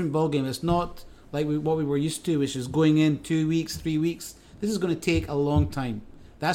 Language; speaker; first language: English; native; English